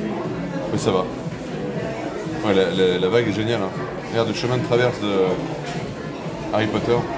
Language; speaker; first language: French; native; French